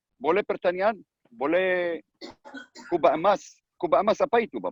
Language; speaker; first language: Indonesian; non-native, learner; Hebrew